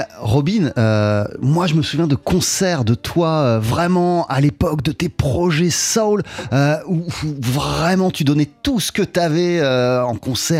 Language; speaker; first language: French; native; French